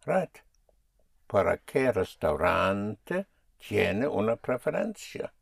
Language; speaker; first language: Spanish; non-native, fluent; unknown